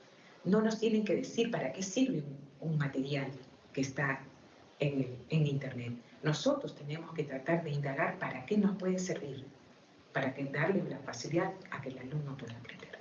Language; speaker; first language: Spanish; native; Spanish